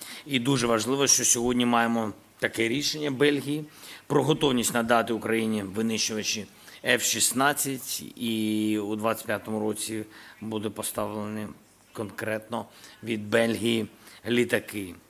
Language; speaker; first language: Ukrainian; non-native, local second language; Russian